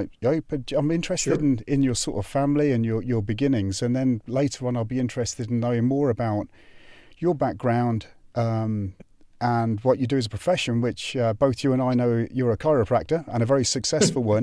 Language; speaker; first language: English; native; English